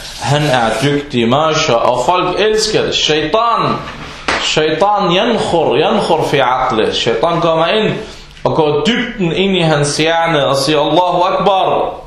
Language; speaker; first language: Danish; non-native, fluent; Arabic